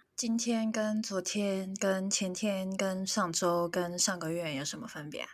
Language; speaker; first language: Chinese; non-native, local second language; Cantonese